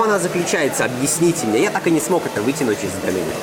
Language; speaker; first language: Russian; native; Russian